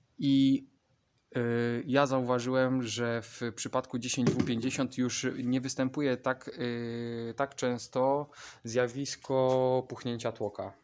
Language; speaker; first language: Polish; native; Polish